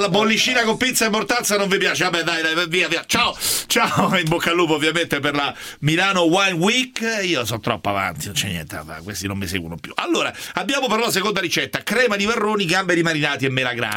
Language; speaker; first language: Italian; native; Italian